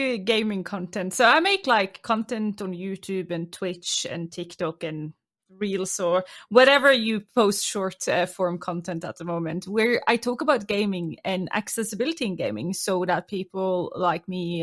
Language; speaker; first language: English; non-native, fluent; Norwegian